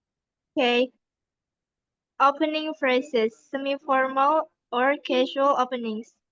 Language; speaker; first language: English; non-native, learner; Indonesian